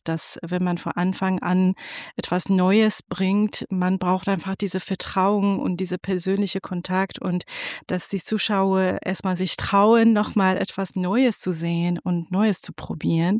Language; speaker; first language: German; non-native, fluent; Persian